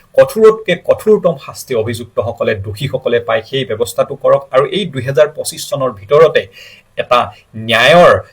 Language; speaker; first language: Assamese; native; Assamese